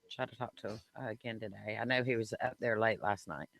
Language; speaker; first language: English; native; English